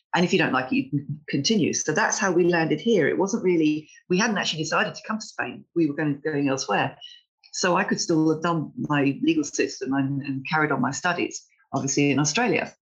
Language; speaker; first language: English; native; English